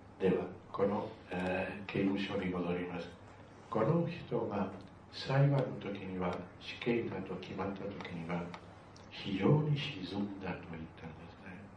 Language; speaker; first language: Japanese; non-native, fluent; Spanish